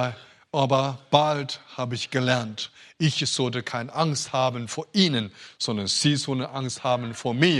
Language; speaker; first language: German; non-native, fluent; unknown